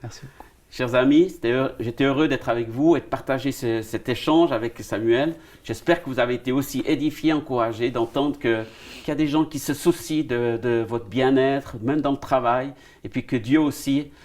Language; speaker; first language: French; native; French